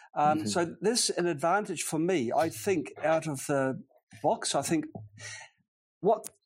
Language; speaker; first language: English; native; English